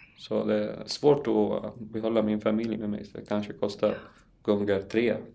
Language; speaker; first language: Swedish; non-native, learner; Arabic